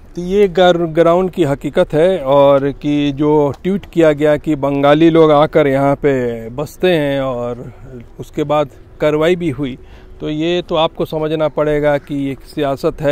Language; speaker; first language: Hindi; native; Hindi